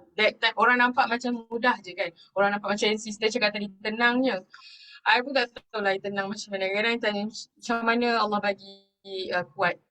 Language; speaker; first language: Malay; non-native, local second language; Tamil